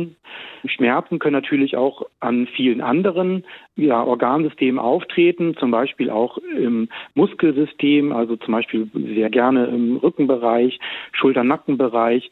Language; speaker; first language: German; native; German